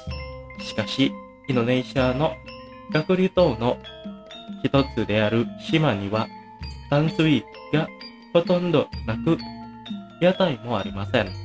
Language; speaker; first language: Japanese; non-native, fluent; Indonesian